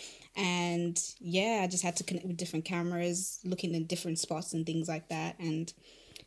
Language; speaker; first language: English; non-native, local second language; Shona